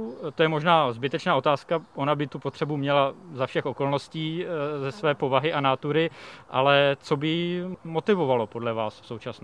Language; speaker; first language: Czech; native; Czech